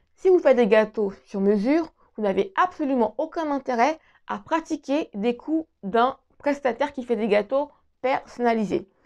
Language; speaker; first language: French; native; French